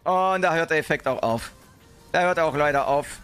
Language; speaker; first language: German; native; German